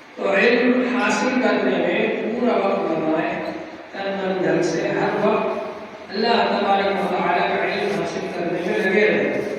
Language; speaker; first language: Urdu; native; Urdu